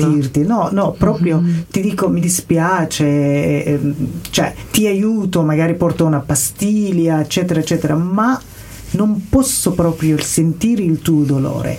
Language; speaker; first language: Italian; non-native, learner; Persian